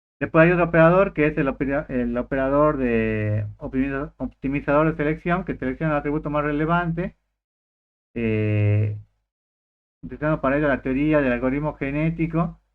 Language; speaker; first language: Spanish; native; Spanish